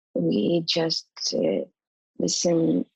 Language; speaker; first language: English; non-native, learner; Ukrainian